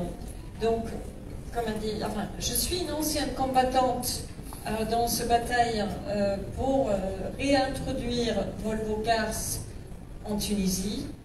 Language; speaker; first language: French; non-native, fluent; Swedish